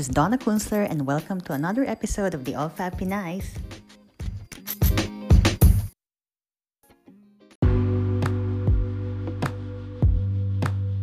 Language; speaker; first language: English; non-native, local second language; Filipino